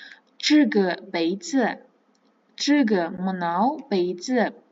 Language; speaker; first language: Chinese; non-native, fluent; Kazakh